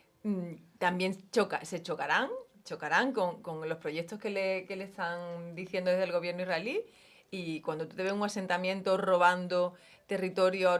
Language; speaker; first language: Spanish; native; Spanish